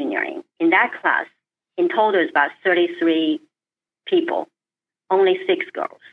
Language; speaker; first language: English; non-native, fluent; Chinese